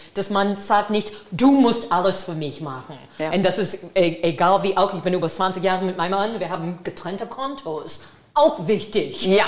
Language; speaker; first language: German; non-native, fluent; English